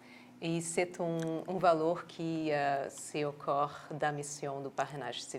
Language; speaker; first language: French; non-native, local second language; English